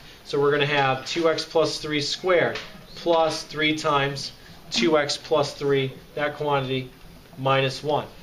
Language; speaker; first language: English; native; English